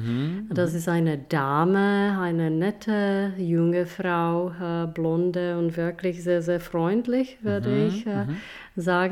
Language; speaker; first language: German; non-native, fluent; Czech